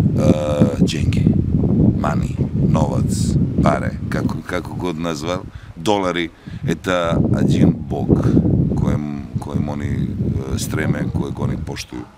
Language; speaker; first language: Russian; non-native, learner; Serbian